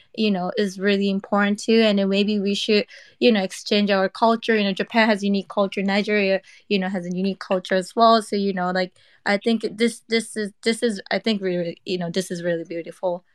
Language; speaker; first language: English; non-native, fluent; Japanese